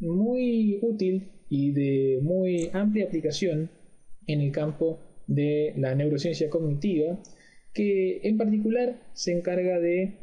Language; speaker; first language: Spanish; native; Spanish